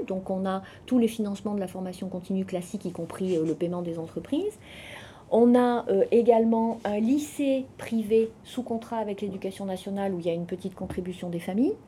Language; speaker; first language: French; native; French